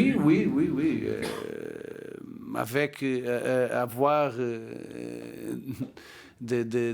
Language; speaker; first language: French; non-native, learner; Portuguese